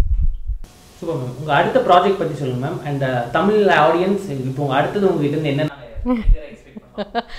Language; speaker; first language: Tamil; native; Tamil